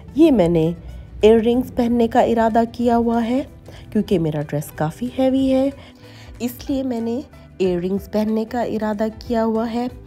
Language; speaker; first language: Urdu; native; Urdu